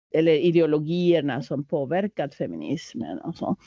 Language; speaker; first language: Swedish; non-native, fluent; Spanish